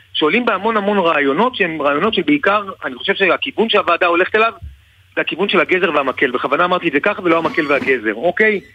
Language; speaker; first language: Hebrew; native; Hebrew